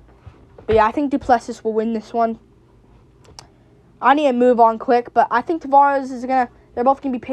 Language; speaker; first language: English; native; English